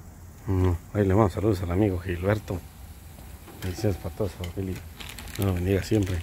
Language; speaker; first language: Spanish; native; Spanish